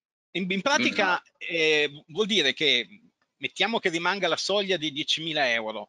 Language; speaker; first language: Italian; native; Italian